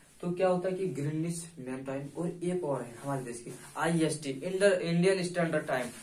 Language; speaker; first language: Hindi; native; Hindi